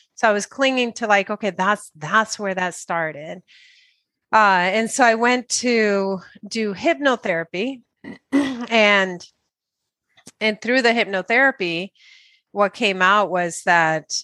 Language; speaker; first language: English; non-native, fluent; Spanish